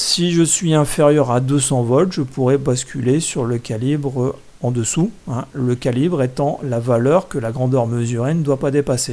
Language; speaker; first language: French; native; French